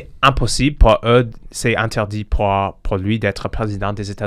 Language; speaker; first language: French; non-native, fluent; English